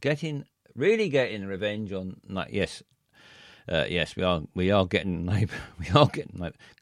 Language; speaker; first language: English; native; English